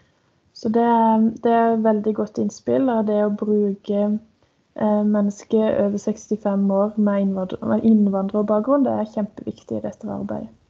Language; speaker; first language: Norwegian; native; Norwegian